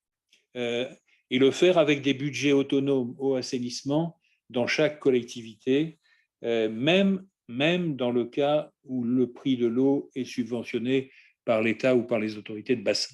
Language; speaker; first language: French; native; French